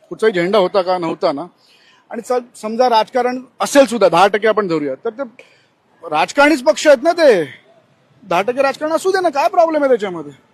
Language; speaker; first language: Marathi; non-native, local second language; Gujarati